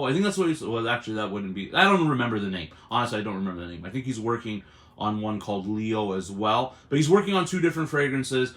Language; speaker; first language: English; native; English